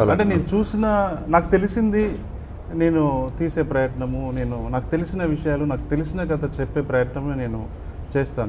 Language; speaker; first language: Telugu; native; Telugu